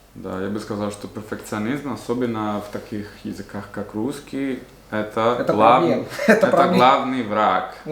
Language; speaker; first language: Russian; non-native, fluent; Italian